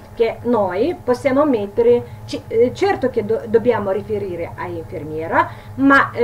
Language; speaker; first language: Italian; non-native, learner; Russian